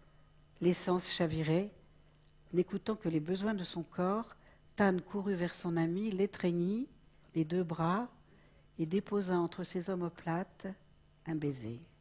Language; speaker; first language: French; native; French